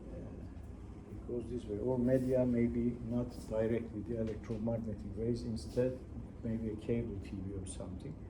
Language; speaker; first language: English; non-native, fluent; Turkish